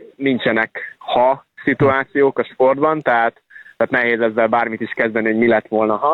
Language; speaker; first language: Hungarian; native; Hungarian